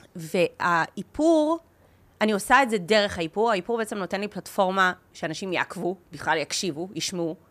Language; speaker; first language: Hebrew; early bilingual, heritage; English